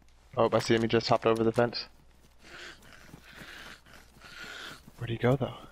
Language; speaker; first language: English; native; English